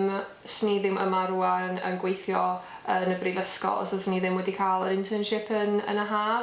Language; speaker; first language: Welsh; native; Welsh